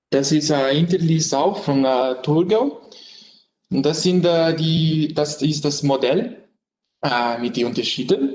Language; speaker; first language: German; non-native, learner; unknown